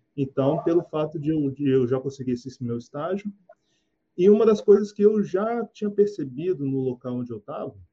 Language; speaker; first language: Portuguese; native; Portuguese